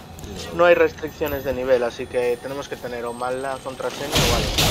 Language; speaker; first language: Spanish; native; Spanish